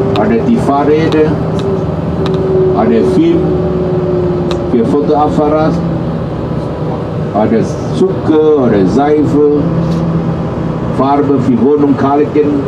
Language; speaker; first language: German; non-native, learner; Vietnamese